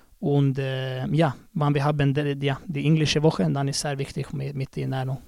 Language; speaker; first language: German; non-native, learner; Swedish